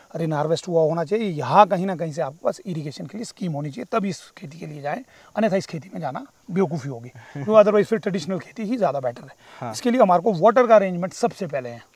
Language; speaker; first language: Hindi; native; Hindi